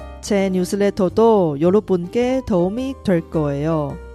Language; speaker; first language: Korean; non-native, fluent; Chinese